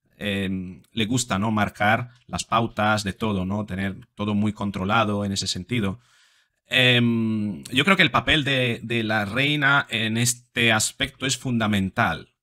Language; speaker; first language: Spanish; non-native, fluent; Italian